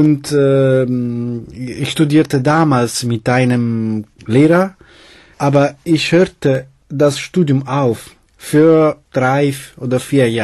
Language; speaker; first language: German; non-native, learner; Italian